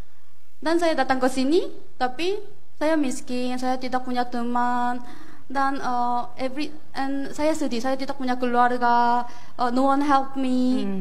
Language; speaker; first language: Indonesian; non-native, fluent; Korean